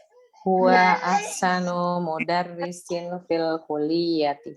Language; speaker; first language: Arabic; non-native, learner; Indonesian